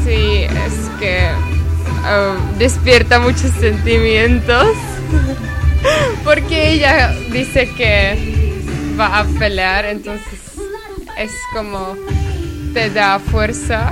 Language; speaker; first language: Spanish; non-native, fluent; Czech